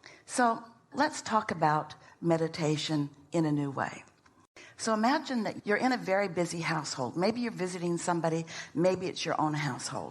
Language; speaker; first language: English; native; English